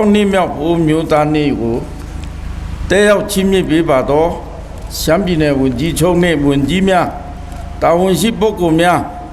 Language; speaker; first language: Burmese; non-native, local second language; Pa'o Karen